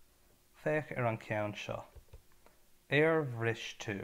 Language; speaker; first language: Irish; non-native, learner; English